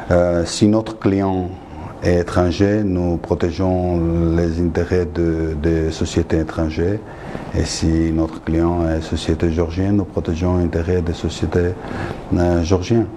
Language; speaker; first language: French; non-native, fluent; Georgian